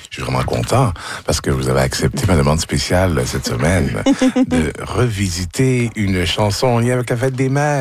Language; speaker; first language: French; native; French